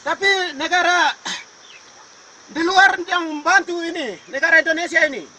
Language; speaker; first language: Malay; non-native, local second language; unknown